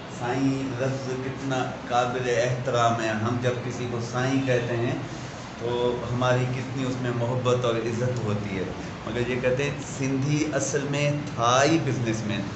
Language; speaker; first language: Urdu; non-native, local second language; Sindhi